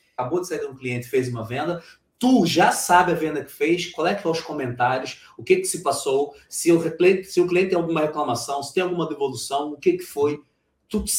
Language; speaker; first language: Portuguese; native; Portuguese